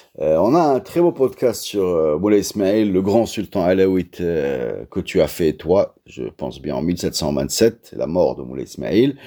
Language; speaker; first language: French; non-native, local second language; Arabic